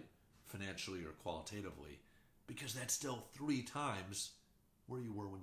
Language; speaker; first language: English; native; English